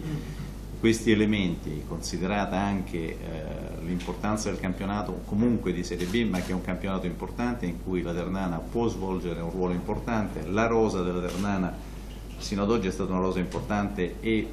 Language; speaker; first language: Italian; native; Italian